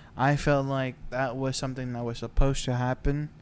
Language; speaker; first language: English; early bilingual, other home language; Spanish